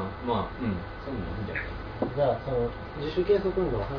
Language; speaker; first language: Italian; non-native, learner; Japanese